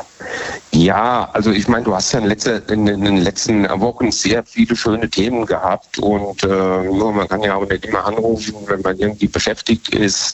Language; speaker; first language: German; native; German